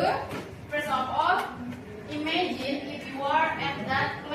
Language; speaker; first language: English; non-native, learner; Indonesian